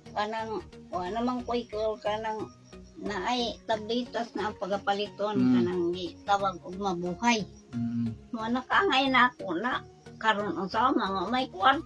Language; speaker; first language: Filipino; non-native, local second language; Cebuano